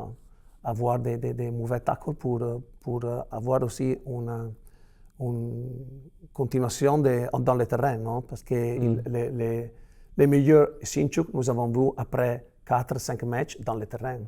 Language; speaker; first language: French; non-native, fluent; Italian